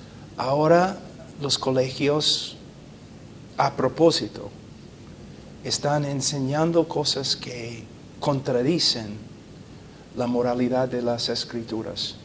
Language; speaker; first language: Spanish; non-native, fluent; English